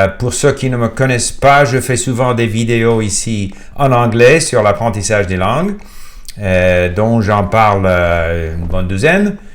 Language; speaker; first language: French; non-native, fluent; English